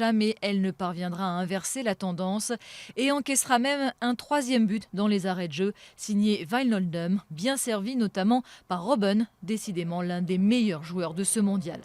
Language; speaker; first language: French; native; French